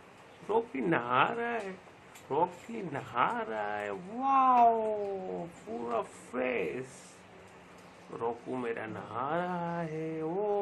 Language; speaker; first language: Hindi; native; Hindi